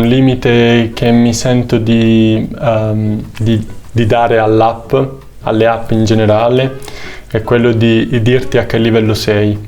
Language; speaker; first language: Italian; native; Italian